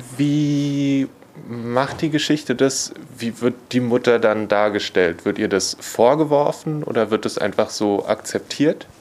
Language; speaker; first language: German; native; German